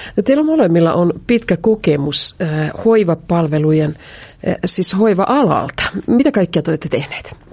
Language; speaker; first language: Finnish; native; Finnish